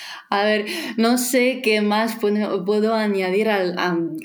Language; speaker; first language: Spanish; non-native, fluent; Russian